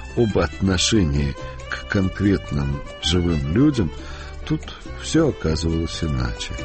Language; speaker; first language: Russian; native; Russian